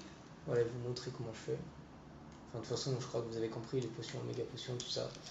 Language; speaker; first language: French; native; French